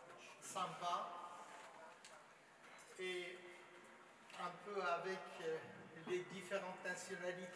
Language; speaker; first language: French; non-native, fluent; Persian